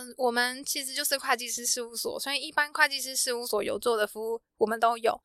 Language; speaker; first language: Chinese; native; Chinese